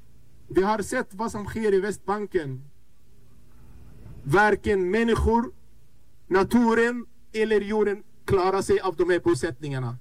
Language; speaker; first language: Swedish; non-native, fluent; Arabic